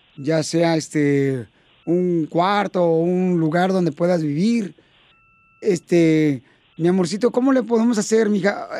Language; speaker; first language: Spanish; native; Spanish